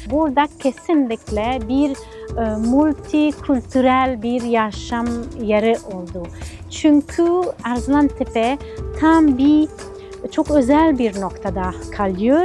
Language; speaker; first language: Turkish; non-native, fluent; Italian